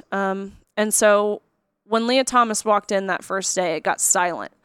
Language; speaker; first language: English; native; English